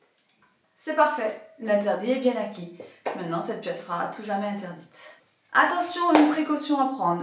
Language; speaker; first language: French; native; French